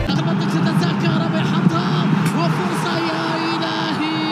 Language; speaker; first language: Arabic; native; Arabic